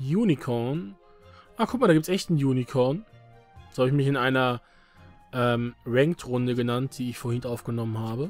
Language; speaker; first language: German; native; German